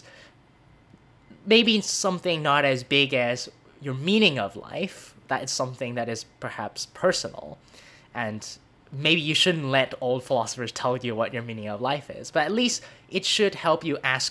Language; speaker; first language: English; non-native, local second language; Cantonese